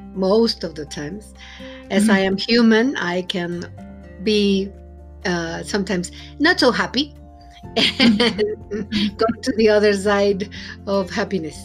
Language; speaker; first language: English; non-native, fluent; Spanish